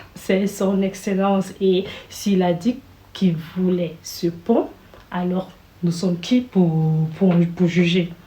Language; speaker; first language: French; native; French